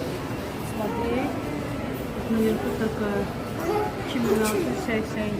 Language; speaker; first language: Russian; non-native, fluent; Azerbaijani